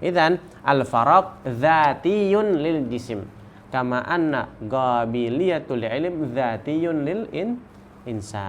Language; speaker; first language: Arabic; non-native, fluent; Indonesian